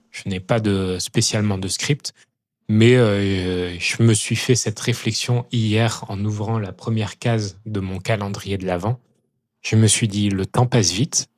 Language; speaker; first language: French; native; French